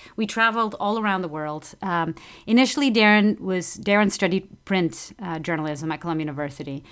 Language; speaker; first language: English; non-native, fluent; Portuguese